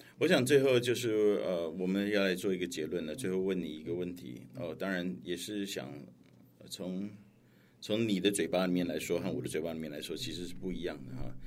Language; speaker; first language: Chinese; native; Chinese